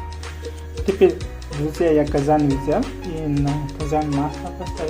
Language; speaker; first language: Russian; non-native, learner; Hindi